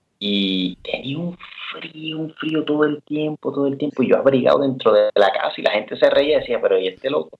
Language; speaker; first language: Spanish; native; Spanish